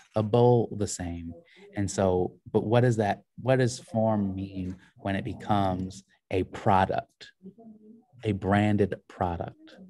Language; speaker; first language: English; native; English